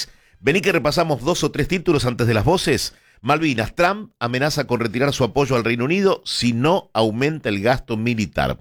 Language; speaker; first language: Spanish; native; Spanish